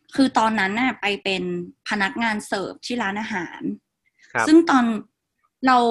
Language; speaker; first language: Thai; non-native, local second language; Northeastern Thai